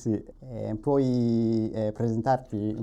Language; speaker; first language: Italian; non-native, learner; Japanese